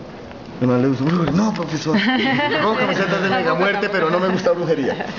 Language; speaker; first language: Spanish; native; Spanish